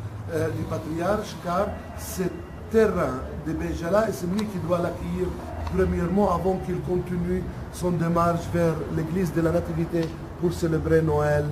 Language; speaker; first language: French; non-native, local second language; Arabic